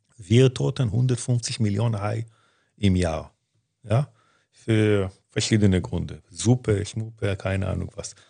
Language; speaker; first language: German; non-native, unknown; Hebrew